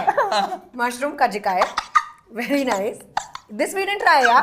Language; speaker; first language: Telugu; non-native, learner; Hindi